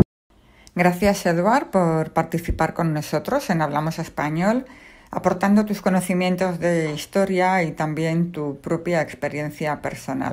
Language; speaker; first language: Spanish; native; Spanish